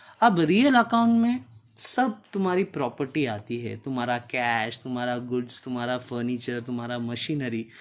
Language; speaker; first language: Hindi; non-native, local second language; Tulu